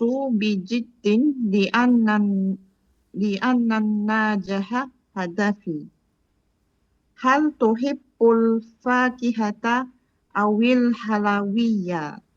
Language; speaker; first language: Arabic; non-native, learner; Indonesian